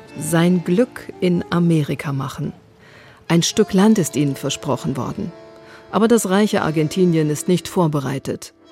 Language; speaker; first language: German; native; German